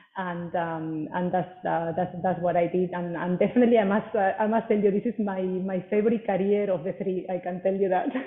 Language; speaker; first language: English; non-native, fluent; Spanish